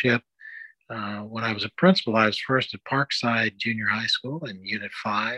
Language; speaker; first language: English; native; English